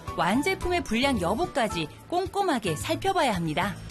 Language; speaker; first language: Korean; native; Korean